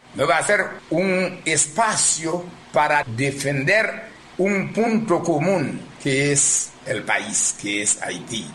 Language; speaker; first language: Spanish; non-native, fluent; Haitian Creole